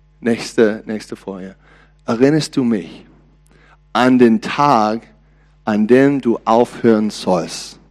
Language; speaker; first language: German; non-native, learner; English